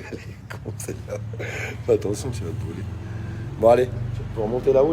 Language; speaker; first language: French; native; French